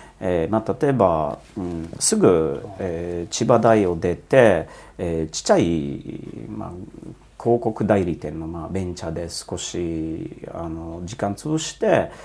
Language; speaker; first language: Japanese; non-native, fluent; Polish